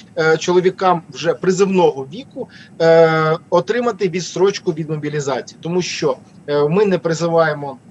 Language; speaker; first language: Ukrainian; native; Ukrainian